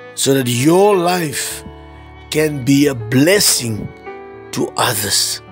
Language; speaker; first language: English; non-native, local second language; Afrikaans